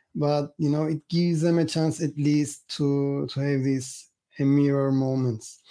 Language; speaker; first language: English; non-native, fluent; Turkish